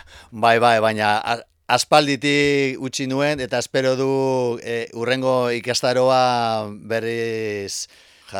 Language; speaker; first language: Basque; non-native, local second language; Spanish